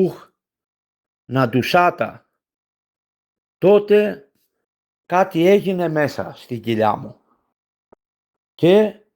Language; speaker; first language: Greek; non-native, fluent; Bulgarian